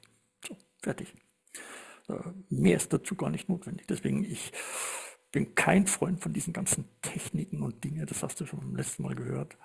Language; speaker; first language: German; native; German